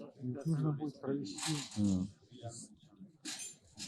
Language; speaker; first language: Russian; native; Russian